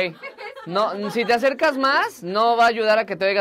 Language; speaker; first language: Spanish; native; Spanish